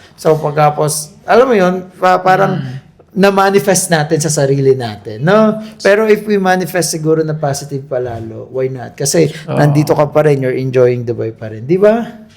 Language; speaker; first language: Filipino; native; Filipino